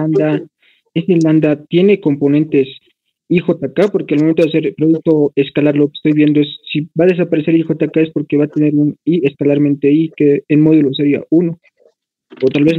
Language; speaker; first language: Spanish; native; Spanish